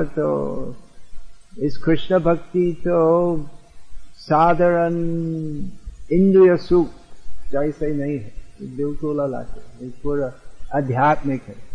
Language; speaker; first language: Hindi; non-native, fluent; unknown